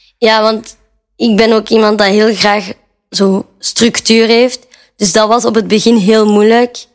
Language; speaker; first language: Dutch; native; Dutch